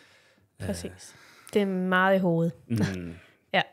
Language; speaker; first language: Danish; native; Danish